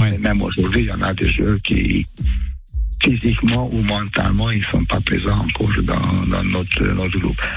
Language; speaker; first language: French; non-native, fluent; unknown